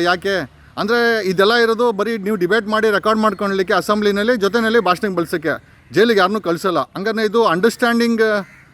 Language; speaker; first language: Kannada; native; Kannada